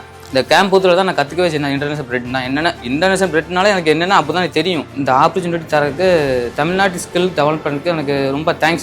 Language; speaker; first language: Tamil; native; Tamil